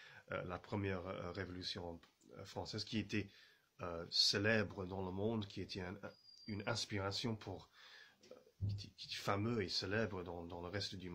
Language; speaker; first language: French; non-native, fluent; English